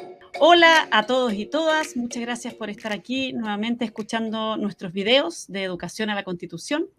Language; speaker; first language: Spanish; native; Spanish